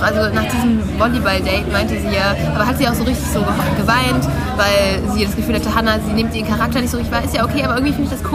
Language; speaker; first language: German; native; German